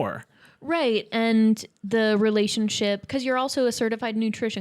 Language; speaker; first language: English; native; English